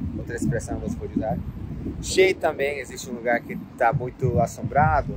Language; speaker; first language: Portuguese; non-native, fluent; English